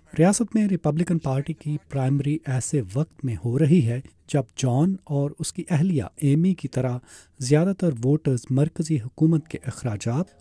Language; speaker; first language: Urdu; native; Urdu